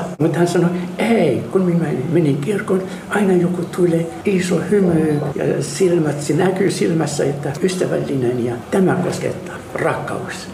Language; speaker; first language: Finnish; non-native, learner; Arabic